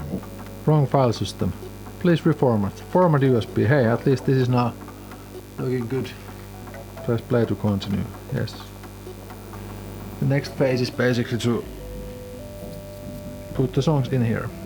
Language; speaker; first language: English; non-native, fluent; Finnish